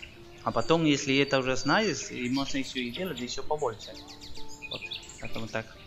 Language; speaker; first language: Russian; non-native, learner; Spanish